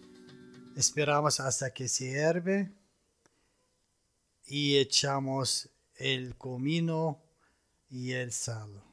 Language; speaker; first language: Spanish; non-native, fluent; Arabic